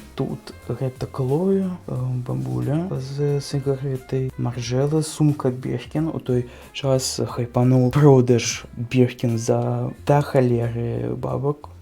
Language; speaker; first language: Belarusian; native; Belarusian